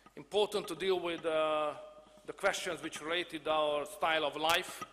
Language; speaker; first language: English; non-native, fluent; Hungarian